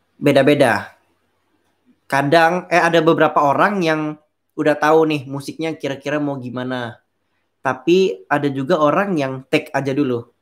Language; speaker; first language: Indonesian; native; Indonesian